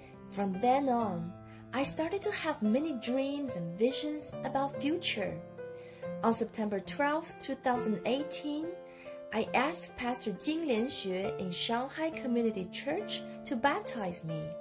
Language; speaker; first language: English; non-native, fluent; Chinese